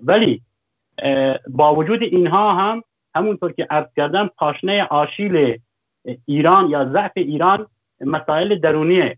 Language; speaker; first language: Persian; non-native, local second language; Kurdish